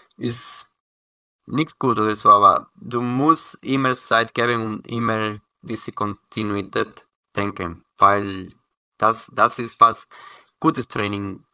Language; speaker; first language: German; non-native, learner; Spanish